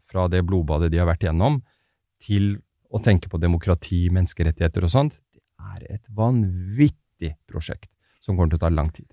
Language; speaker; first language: Norwegian; early bilingual, other home language; Persian